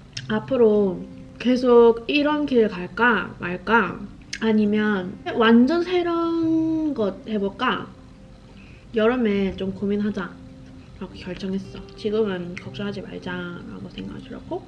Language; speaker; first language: Korean; non-native, fluent; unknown